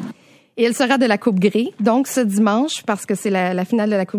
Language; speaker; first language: French; native; French